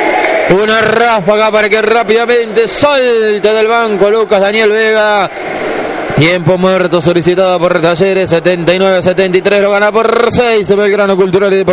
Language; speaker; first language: Spanish; native; Spanish